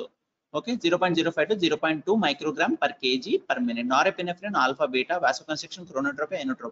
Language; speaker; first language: English; non-native, local second language; Telugu